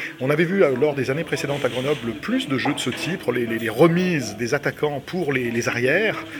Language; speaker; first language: French; native; French